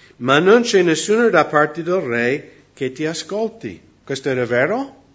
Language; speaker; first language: Italian; non-native, fluent; English